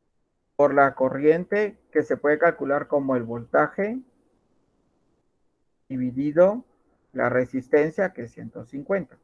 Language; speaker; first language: Spanish; native; Spanish